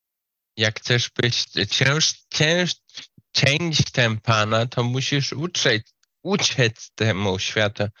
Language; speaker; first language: Polish; non-native, learner; Slovak